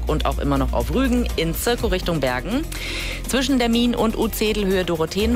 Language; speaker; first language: German; native; German